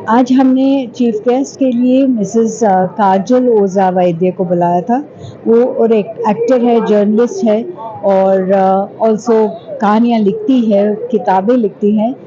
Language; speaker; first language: Hindi; non-native, local second language; Tamil